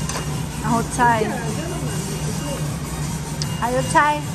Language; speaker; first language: Chinese; non-native, fluent; Filipino